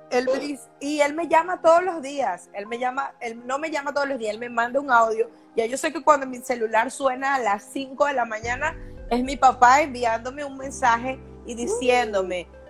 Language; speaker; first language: Spanish; native; Spanish